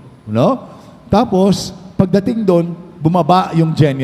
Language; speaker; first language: Filipino; native; Filipino